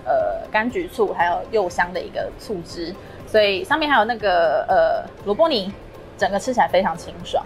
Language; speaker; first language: Chinese; native; Chinese